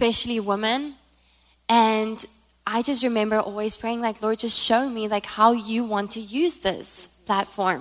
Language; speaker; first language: English; non-native, local second language; Afrikaans